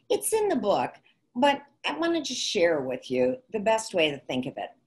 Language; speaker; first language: English; native; English